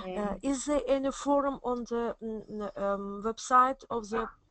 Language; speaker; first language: English; non-native, fluent; Azerbaijani